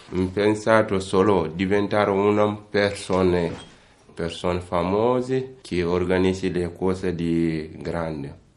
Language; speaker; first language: Italian; non-native, learner; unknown